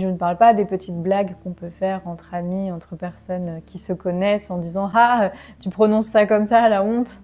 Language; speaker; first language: French; native; French